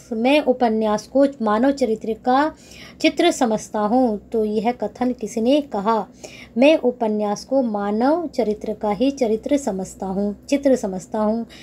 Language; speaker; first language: Hindi; native; Hindi